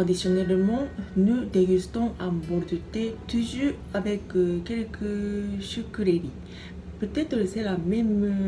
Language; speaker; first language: French; non-native, fluent; Japanese